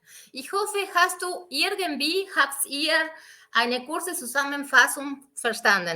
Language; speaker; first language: German; non-native, fluent; Spanish